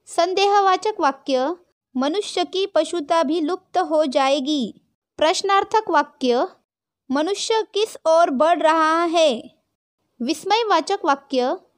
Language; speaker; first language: Hindi; non-native, local second language; Marathi